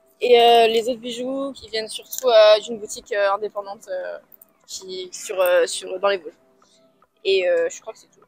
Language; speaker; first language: French; native; French